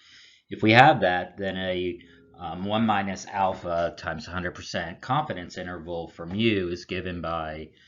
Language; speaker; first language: English; native; English